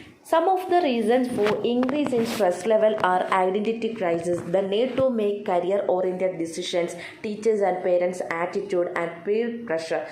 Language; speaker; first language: English; non-native, local second language; Malayalam